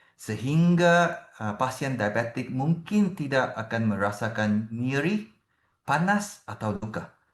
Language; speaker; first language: Malay; non-native, local second language; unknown